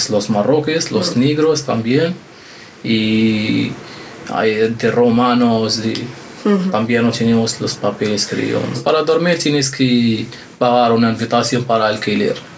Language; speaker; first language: Spanish; non-native, learner; Arabic